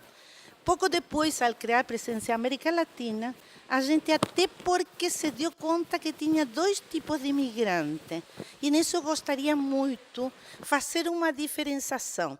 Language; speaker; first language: Portuguese; non-native, fluent; Spanish